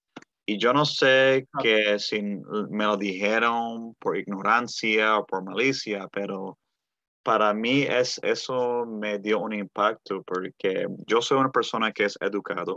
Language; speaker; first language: Spanish; early bilingual, heritage; Spanish